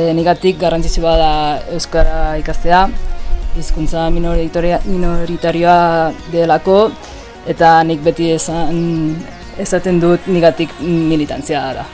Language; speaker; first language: Basque; non-native, learner; Catalan